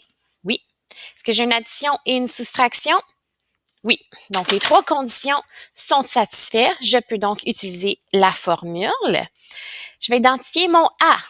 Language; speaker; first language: French; native; French